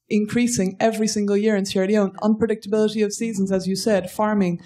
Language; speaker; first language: English; native; English